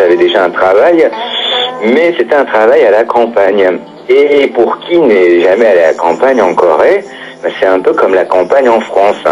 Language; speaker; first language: French; native; French